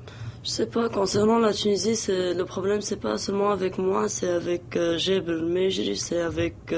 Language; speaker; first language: French; non-native, local second language; Arabic